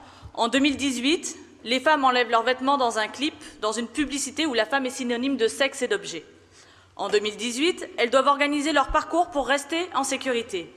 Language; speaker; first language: French; native; French